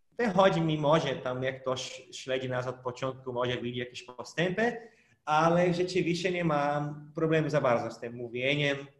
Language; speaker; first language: Polish; non-native, fluent; Portuguese